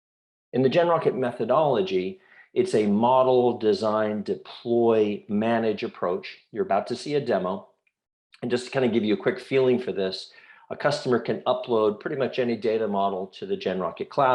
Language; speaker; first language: English; native; English